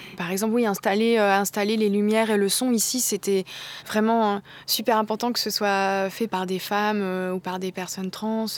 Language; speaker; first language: French; native; French